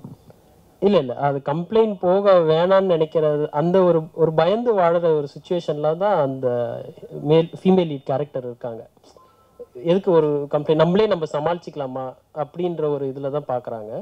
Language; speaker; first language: Tamil; native; Tamil